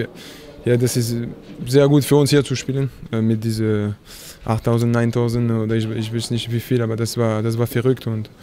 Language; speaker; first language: German; non-native, fluent; French